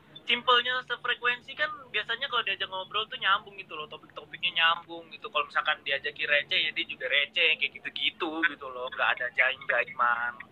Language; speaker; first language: Indonesian; native; Indonesian